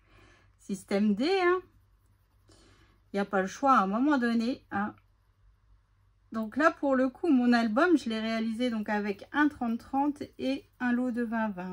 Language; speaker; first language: French; native; French